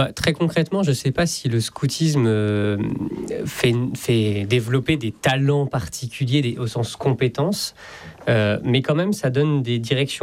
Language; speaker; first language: French; native; French